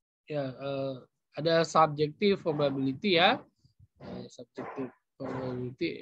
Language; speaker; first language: English; non-native, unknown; Indonesian